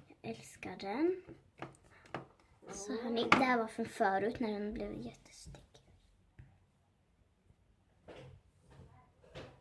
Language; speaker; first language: Swedish; early bilingual, other home language; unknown